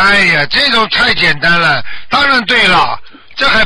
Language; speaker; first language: Chinese; native; Chinese